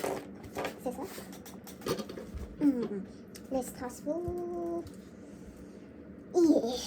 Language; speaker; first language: French; non-native, learner; Korean